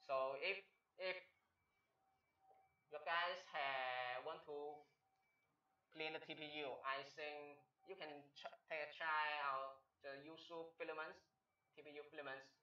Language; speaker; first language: English; non-native, learner; Chinese